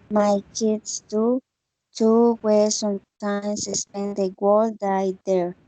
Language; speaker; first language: English; non-native, learner; Spanish